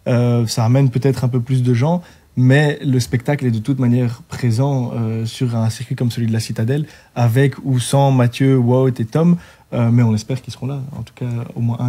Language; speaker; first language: French; native; French